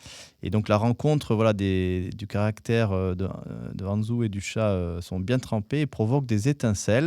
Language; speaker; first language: French; native; French